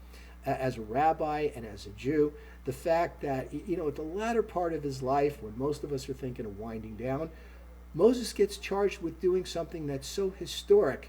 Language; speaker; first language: English; native; English